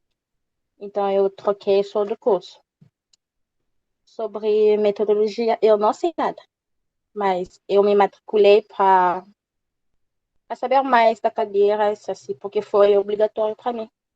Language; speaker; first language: Portuguese; non-native, learner; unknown